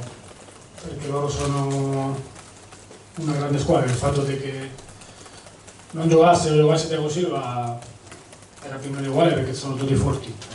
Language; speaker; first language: Italian; non-native, fluent; Spanish